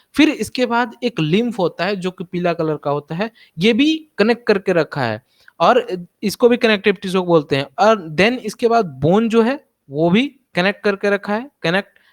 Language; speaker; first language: Hindi; native; Hindi